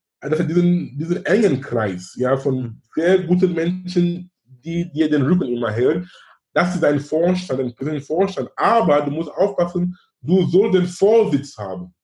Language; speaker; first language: German; non-native, fluent; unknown